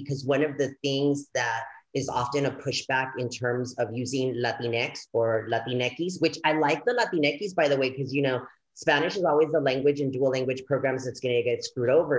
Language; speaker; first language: English; early bilingual, other home language; Spanish